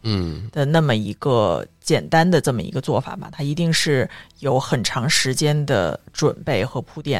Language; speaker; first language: Chinese; native; Chinese